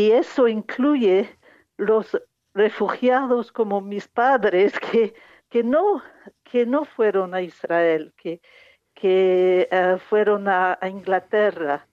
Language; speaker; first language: Spanish; non-native, fluent; English